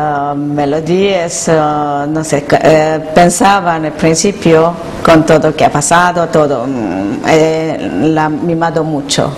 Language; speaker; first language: Spanish; non-native, learner; Korean